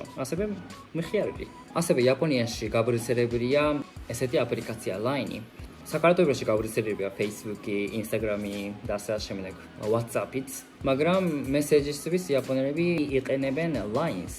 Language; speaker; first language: Georgian; non-native, fluent; Japanese